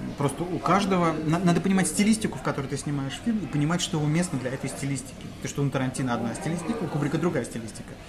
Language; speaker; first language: Russian; native; Russian